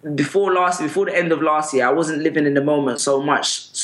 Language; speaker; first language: English; native; English